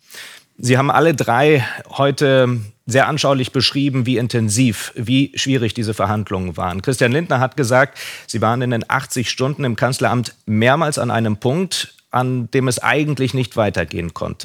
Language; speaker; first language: German; native; German